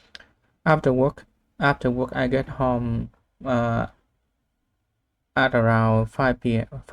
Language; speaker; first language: English; non-native, learner; Vietnamese